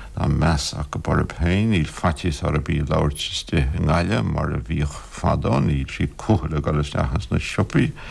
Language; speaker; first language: Irish; non-native, local second language; English